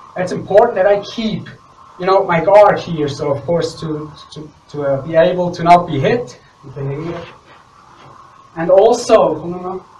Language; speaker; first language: English; non-native, fluent; Swiss German